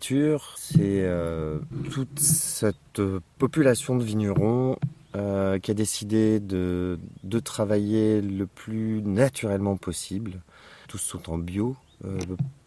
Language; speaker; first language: French; native; French